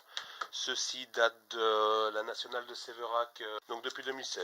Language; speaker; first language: French; native; French